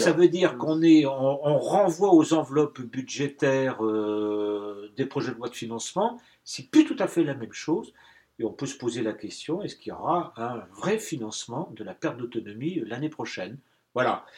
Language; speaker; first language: French; native; French